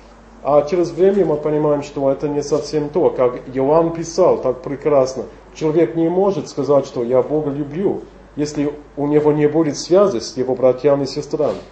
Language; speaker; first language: Russian; non-native, fluent; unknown